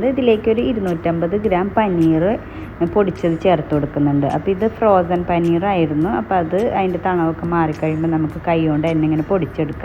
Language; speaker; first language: Malayalam; native; Malayalam